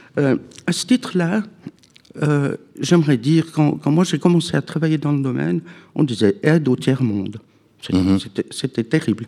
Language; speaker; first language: French; native; French